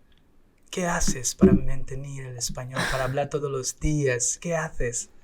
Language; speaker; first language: Spanish; non-native, learner; Portuguese